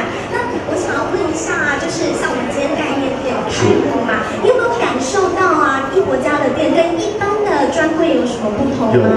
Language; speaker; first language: Chinese; native; Chinese